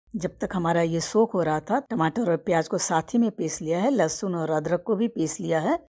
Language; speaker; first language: Hindi; native; Hindi